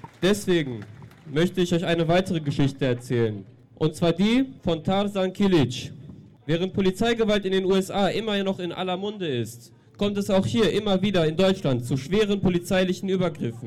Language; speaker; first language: German; native; German